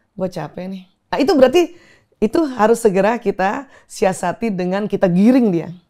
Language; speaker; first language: Indonesian; native; Indonesian